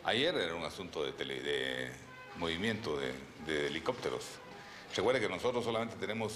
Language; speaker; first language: Spanish; native; Spanish